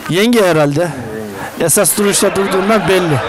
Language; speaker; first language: Turkish; native; Turkish